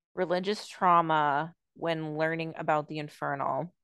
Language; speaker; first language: English; native; English